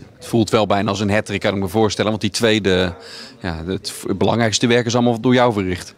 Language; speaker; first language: Dutch; native; Dutch